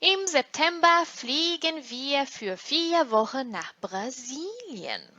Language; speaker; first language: German; non-native, fluent; Portuguese